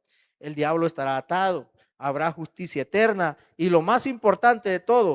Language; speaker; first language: Spanish; native; Spanish